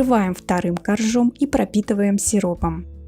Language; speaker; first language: Russian; native; Russian